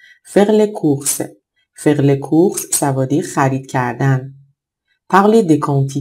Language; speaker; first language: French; non-native, fluent; Persian